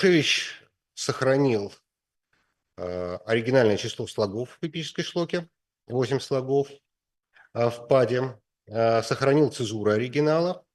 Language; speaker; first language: Russian; native; Russian